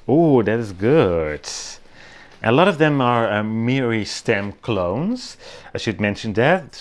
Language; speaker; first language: English; non-native, fluent; Dutch